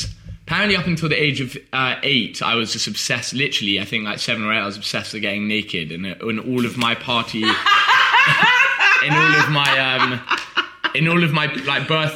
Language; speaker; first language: English; native; English